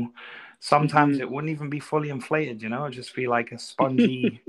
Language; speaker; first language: English; native; English